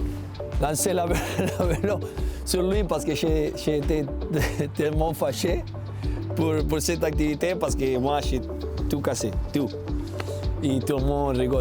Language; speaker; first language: French; non-native, learner; Spanish